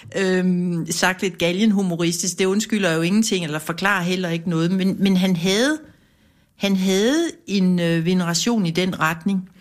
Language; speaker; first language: Danish; native; Danish